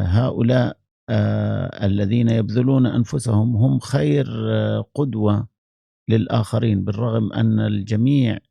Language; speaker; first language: Arabic; native; Arabic